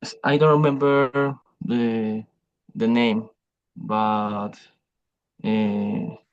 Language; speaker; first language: English; non-native, learner; Spanish